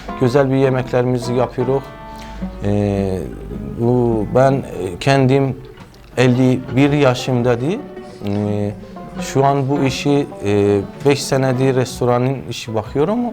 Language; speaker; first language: Turkish; non-native, learner; Persian